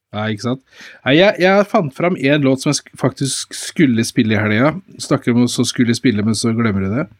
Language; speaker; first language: Norwegian; native; Norwegian